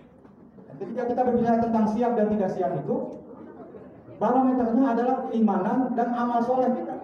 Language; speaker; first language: Indonesian; native; Indonesian